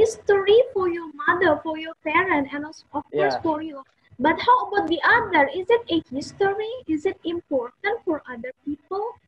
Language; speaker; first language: English; non-native, fluent; Indonesian